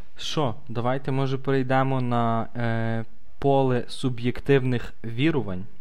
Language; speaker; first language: Ukrainian; native; Ukrainian